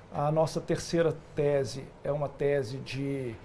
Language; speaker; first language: Portuguese; native; Portuguese